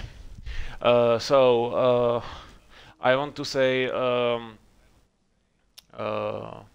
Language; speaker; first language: English; non-native, learner; Czech